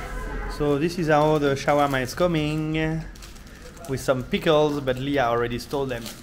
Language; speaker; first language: English; non-native, fluent; French